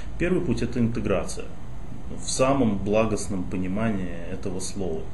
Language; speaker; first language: Russian; native; Russian